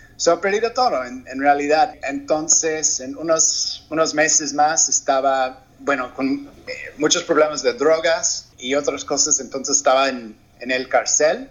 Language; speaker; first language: Spanish; non-native, learner; English